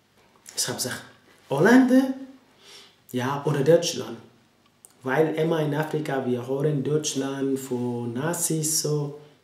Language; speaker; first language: German; non-native, learner; French